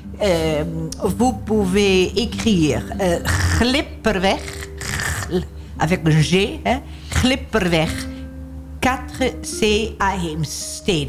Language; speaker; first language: French; non-native, learner; Dutch